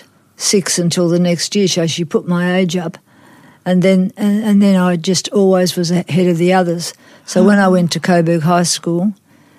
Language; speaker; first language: English; native; English